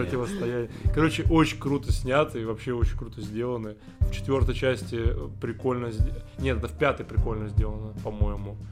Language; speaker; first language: Russian; native; Russian